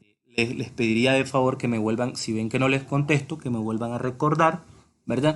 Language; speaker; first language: Spanish; native; Spanish